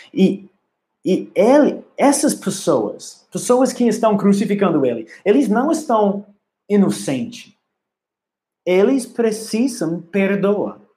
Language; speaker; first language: Portuguese; non-native, learner; English